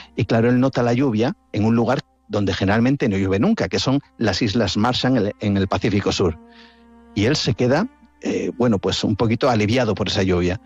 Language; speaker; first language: Spanish; native; Spanish